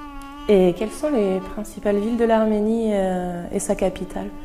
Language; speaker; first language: French; native; French